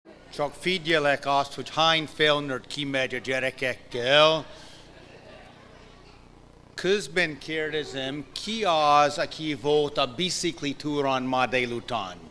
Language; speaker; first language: Hungarian; non-native, fluent; English